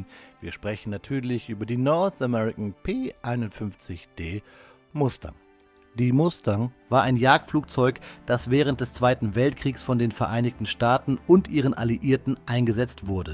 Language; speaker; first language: German; native; German